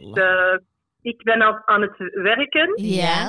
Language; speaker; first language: Dutch; non-native, local second language; French